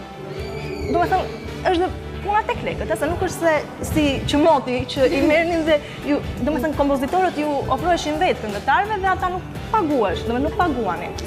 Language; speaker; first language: Albanian; native; Albanian